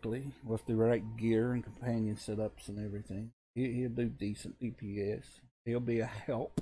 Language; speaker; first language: English; native; English